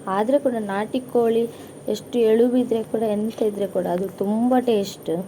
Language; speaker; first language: Kannada; non-native, local second language; Tulu